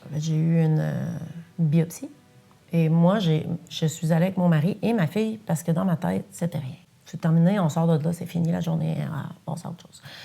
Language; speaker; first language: French; non-native, local second language; English